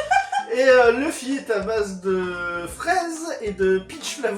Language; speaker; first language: French; native; French